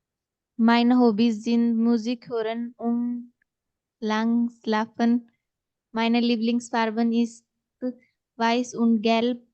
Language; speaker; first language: German; non-native, learner; Hindi